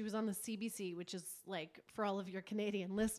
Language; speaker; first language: English; native; English